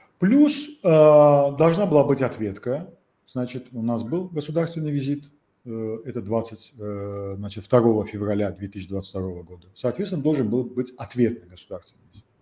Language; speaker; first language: Russian; non-native, local second language; Azerbaijani